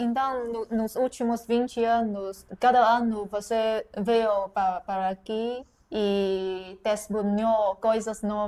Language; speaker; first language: Portuguese; non-native, fluent; Chinese